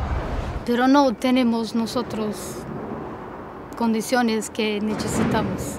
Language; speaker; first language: Spanish; non-native, learner; Romanian